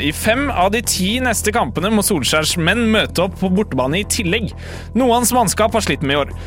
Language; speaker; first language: Norwegian; native; Norwegian